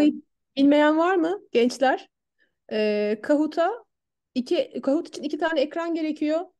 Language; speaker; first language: Turkish; native; Turkish